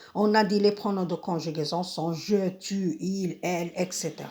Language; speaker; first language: French; non-native, local second language; Arabic